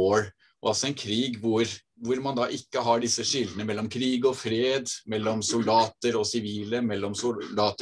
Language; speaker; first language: Norwegian; native; Norwegian